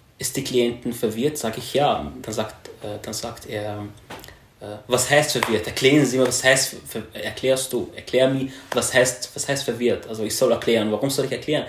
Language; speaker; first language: German; non-native, fluent; Arabic